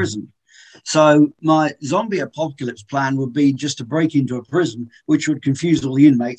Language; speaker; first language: English; native; English